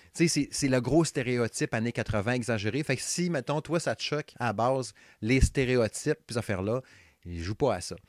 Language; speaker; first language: French; native; French